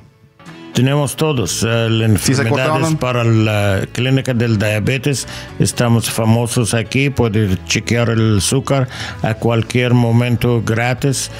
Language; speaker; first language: Spanish; non-native, fluent; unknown